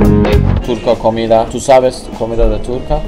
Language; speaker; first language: Spanish; non-native, learner; Turkish